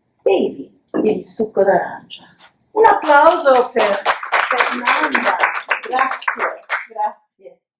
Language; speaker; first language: Italian; non-native, fluent; English